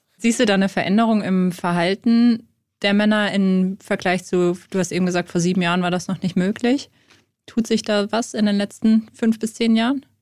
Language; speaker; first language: German; native; German